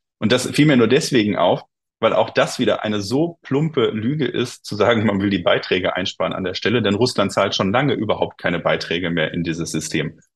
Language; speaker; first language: German; native; German